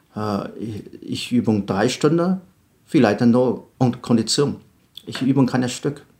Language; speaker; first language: German; non-native, learner; Chinese